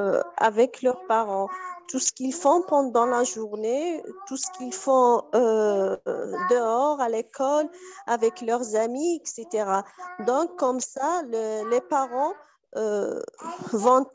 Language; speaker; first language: French; non-native, fluent; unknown